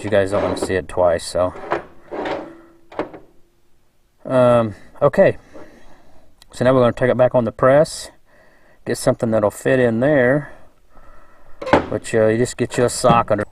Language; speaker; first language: English; native; English